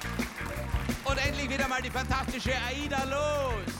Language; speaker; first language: German; native; German